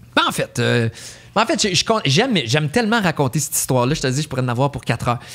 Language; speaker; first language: French; native; French